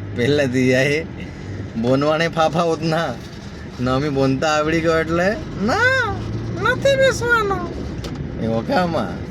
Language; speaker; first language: Gujarati; non-native, local second language; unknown